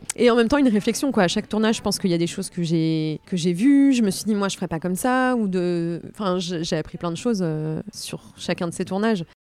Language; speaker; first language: French; native; French